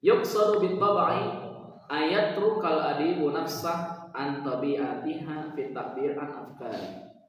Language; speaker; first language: Arabic; non-native, fluent; Indonesian